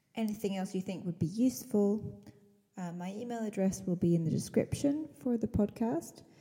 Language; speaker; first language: English; native; English